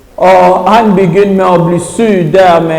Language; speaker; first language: Swedish; non-native, learner; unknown